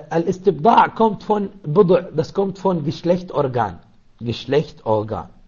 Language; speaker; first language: German; non-native, learner; Arabic